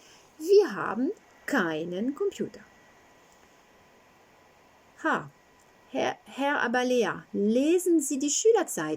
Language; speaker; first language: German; non-native, fluent; French